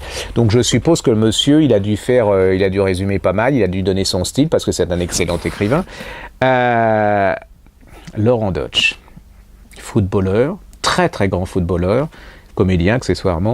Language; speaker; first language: French; native; French